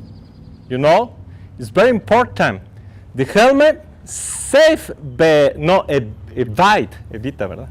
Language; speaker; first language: English; non-native, learner; Spanish